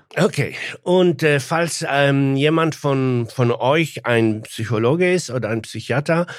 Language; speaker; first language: German; non-native, fluent; Polish